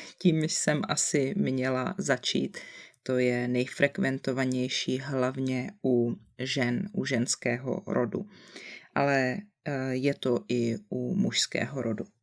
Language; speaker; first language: Czech; native; Czech